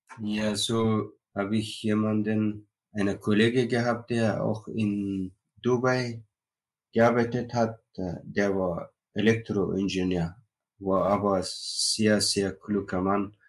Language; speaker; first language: German; non-native, learner; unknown